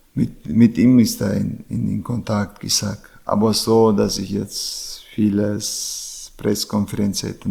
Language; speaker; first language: German; non-native, learner; Chechen